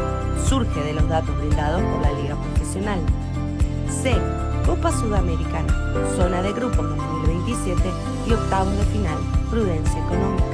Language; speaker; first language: Spanish; native; Spanish